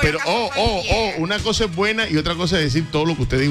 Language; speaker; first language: Spanish; native; Spanish